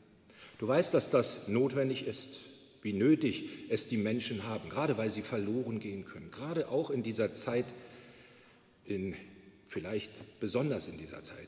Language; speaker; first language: German; native; German